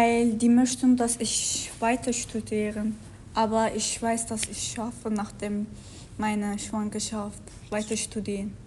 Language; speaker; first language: German; non-native, learner; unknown